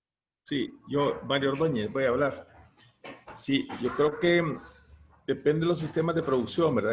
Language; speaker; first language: Spanish; native; Spanish